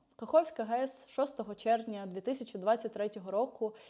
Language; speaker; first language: Ukrainian; native; Ukrainian